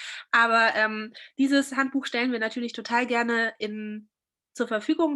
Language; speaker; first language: German; native; German